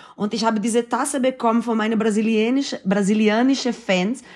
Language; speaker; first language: German; non-native, fluent; Portuguese